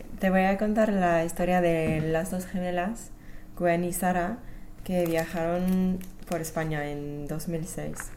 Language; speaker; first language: Spanish; non-native, fluent; English